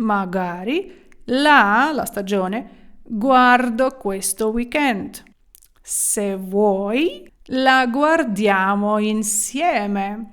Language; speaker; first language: Italian; non-native, fluent; Ukrainian